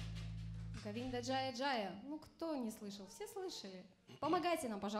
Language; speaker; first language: Russian; native; Russian